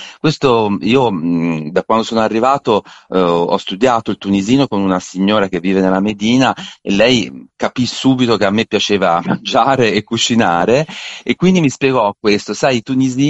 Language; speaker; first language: Italian; native; Italian